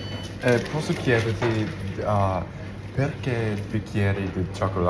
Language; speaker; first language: Italian; non-native, learner; English